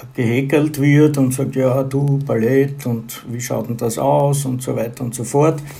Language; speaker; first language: German; native; German